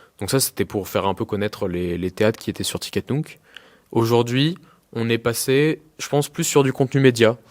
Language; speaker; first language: French; early bilingual, other home language; Spanish